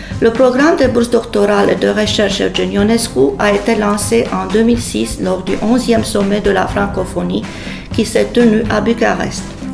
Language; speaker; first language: French; non-native, fluent; Romanian